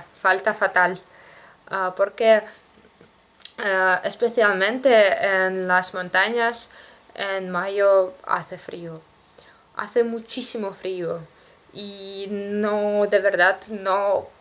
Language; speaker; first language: Spanish; non-native, learner; Russian